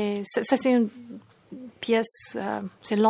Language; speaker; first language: French; non-native, fluent; Tajik